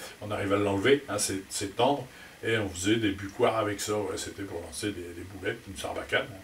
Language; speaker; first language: French; native; French